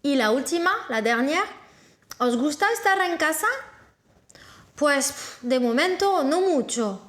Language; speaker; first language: Spanish; non-native, fluent; French